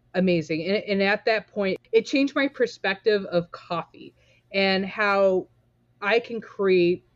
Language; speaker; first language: English; native; English